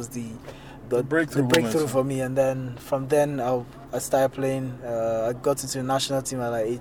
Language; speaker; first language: English; non-native, local second language; Yoruba